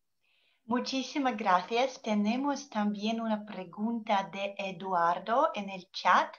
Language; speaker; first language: Spanish; non-native, learner; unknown